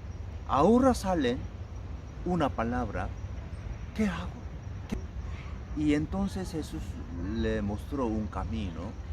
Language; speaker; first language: Spanish; non-native, learner; Korean